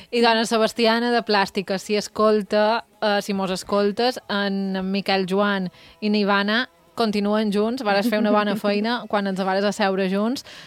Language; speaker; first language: Catalan; native; Catalan